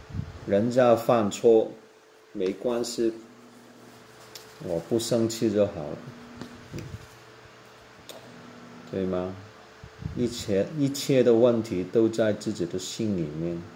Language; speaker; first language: Chinese; non-native, local second language; Cantonese